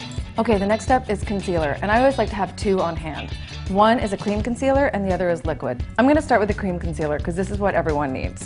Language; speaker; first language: English; native; English